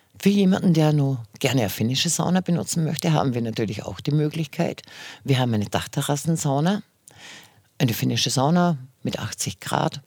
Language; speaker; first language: German; native; German